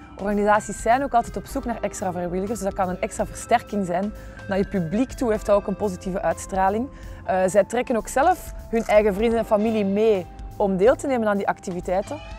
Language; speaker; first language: Dutch; native; Dutch